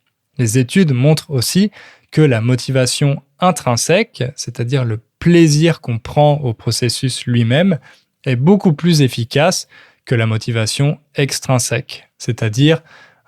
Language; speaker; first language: French; native; French